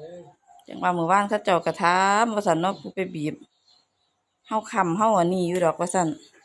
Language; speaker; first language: Thai; native; Thai